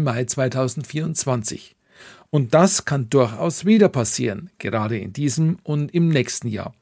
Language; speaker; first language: German; native; German